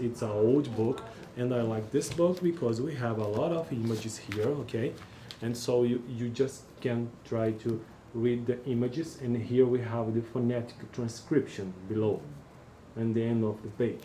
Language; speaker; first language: English; non-native, learner; Portuguese